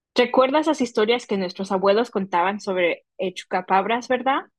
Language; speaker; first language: Spanish; early bilingual, heritage; Spanish